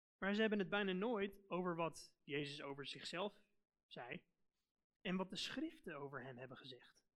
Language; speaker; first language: Dutch; non-native, fluent; English